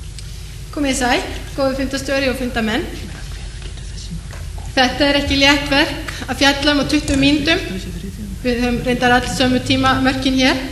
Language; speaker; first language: Icelandic; native; Icelandic